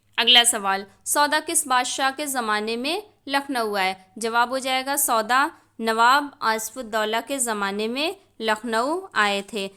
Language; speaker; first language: Urdu; native; Urdu